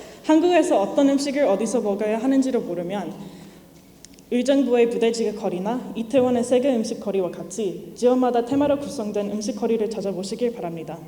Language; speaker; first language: Korean; non-native, fluent; English